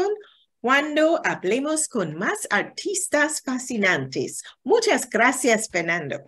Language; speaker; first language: Spanish; non-native, learner; English